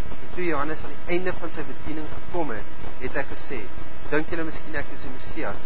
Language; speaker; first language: Afrikaans; native; Afrikaans